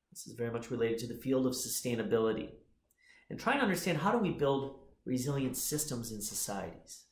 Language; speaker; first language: English; native; English